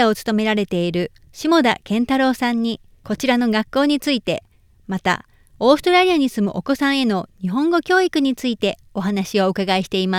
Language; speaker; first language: Japanese; native; Japanese